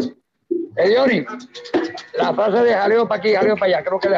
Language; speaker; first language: Spanish; native; Spanish